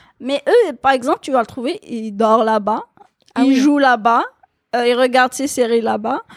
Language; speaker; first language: French; non-native, local second language; Kabyle